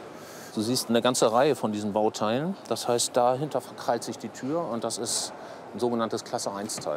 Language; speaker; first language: German; native; German